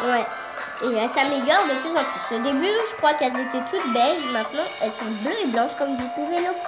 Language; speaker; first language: French; native; French